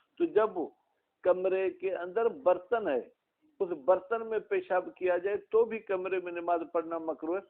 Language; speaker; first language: Urdu; non-native, local second language; Sindhi